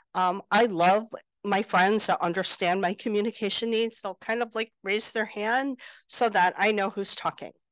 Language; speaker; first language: English; native; English